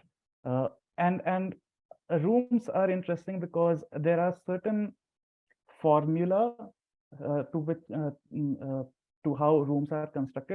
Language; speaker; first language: English; non-native, local second language; Hindi